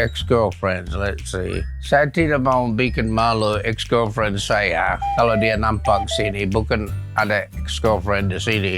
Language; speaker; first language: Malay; non-native, learner; English